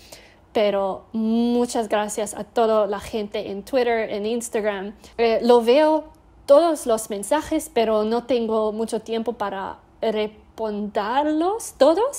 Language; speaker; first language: Spanish; non-native, learner; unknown